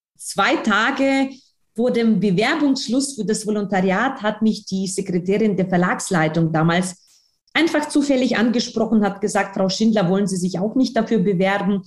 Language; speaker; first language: German; non-native, fluent; Russian